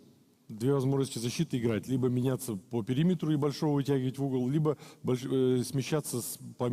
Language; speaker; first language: Russian; native; Russian